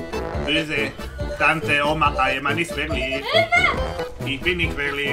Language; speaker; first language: German; non-native, learner; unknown